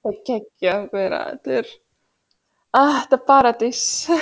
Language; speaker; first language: Icelandic; non-native, fluent; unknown